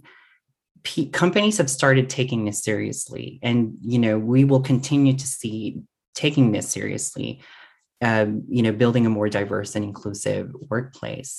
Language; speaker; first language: English; non-native, local second language; Filipino